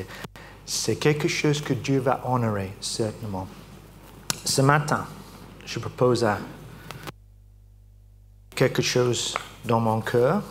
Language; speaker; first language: French; non-native, fluent; English